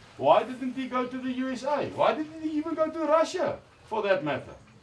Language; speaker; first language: English; non-native, local second language; Afrikaans